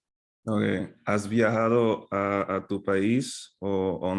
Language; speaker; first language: Spanish; non-native, fluent; English